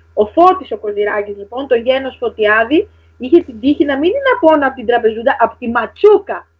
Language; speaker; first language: Greek; native; Greek